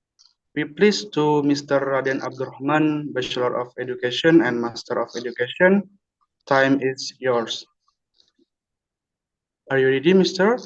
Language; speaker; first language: English; non-native, learner; Indonesian